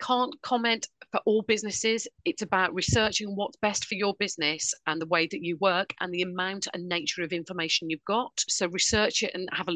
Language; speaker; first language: English; native; English